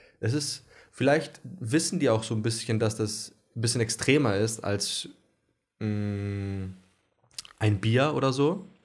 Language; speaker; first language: German; early bilingual, other home language; Greek